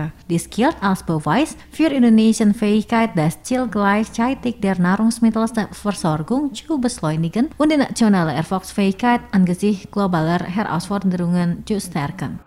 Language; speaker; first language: German; non-native, fluent; Indonesian